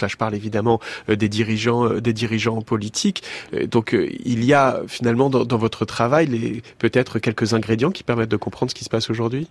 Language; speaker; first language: French; native; French